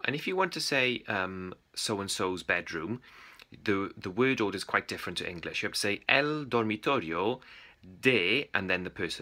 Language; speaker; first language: English; native; English